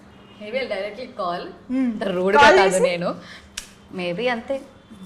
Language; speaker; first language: Telugu; non-native, learner; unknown